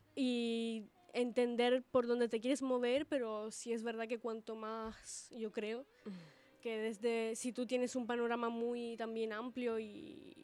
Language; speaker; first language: Spanish; early bilingual, other home language; Italian